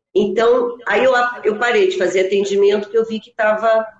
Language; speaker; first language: Portuguese; non-native, local second language; German